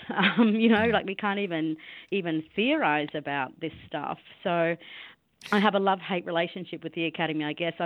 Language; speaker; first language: English; native; English